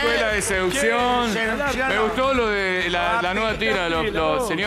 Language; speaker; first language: Spanish; native; Spanish